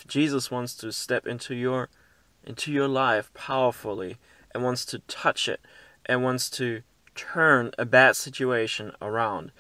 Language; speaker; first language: English; early bilingual, heritage; German